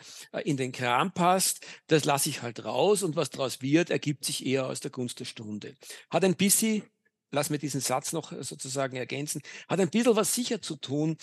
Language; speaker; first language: German; native; German